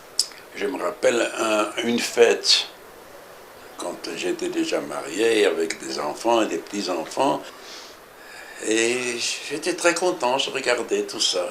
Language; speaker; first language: French; early bilingual, other home language; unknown